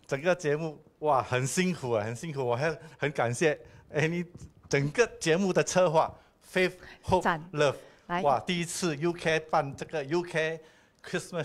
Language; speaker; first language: Chinese; non-native, local second language; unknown